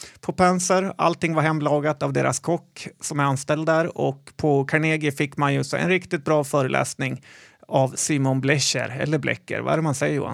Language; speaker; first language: Swedish; native; Swedish